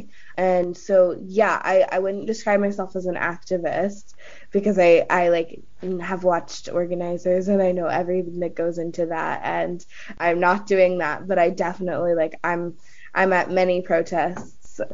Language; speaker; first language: English; native; English